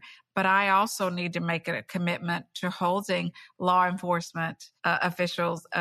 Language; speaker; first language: English; native; English